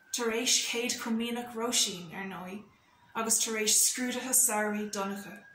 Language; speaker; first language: Irish; non-native, local second language; English